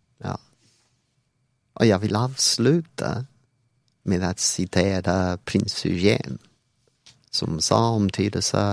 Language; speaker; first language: Swedish; non-native, fluent; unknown